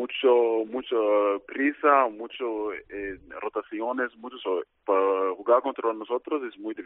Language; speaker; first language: Spanish; non-native, learner; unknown